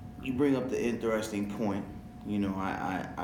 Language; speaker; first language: English; early bilingual, other home language; French